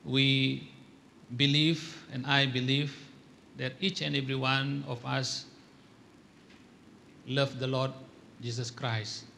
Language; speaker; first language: English; non-native, local second language; Malay